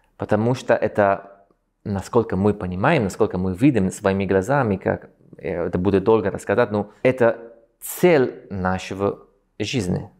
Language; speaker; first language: Russian; non-native, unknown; Italian